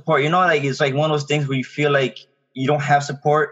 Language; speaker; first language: English; native; English